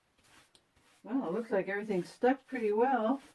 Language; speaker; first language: English; native; English